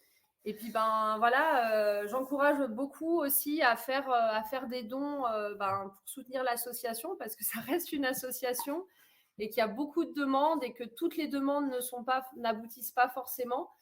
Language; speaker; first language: French; native; French